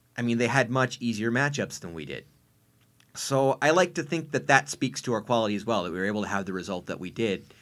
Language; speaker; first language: English; native; English